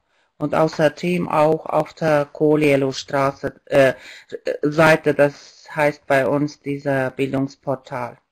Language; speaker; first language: German; non-native, fluent; Estonian